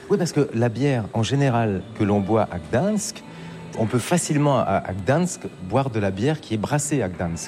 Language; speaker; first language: French; native; French